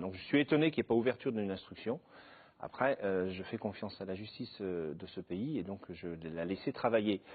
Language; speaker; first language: French; native; French